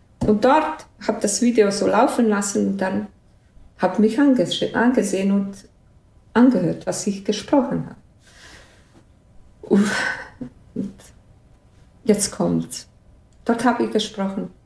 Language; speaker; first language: German; non-native, fluent; Bosnian